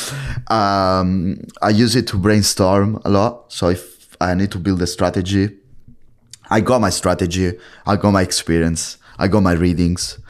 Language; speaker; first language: English; non-native, fluent; Italian